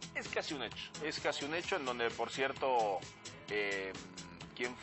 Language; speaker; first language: Spanish; native; Spanish